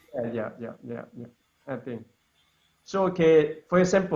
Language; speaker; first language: English; non-native, learner; Lao